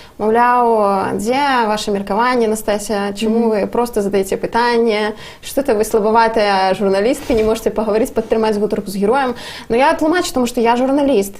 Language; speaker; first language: Belarusian; non-native, local second language; Russian